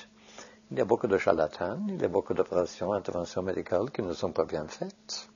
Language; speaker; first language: French; non-native, fluent; Norwegian